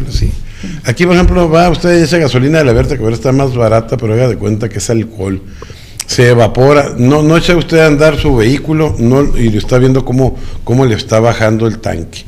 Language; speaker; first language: Spanish; native; Spanish